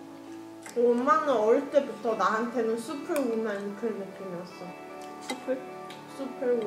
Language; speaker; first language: Korean; non-native, learner; Chinese